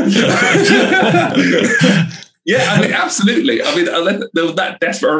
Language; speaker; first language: English; native; English